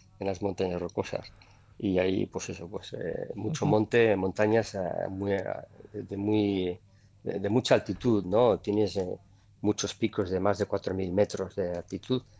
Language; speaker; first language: Spanish; native; Spanish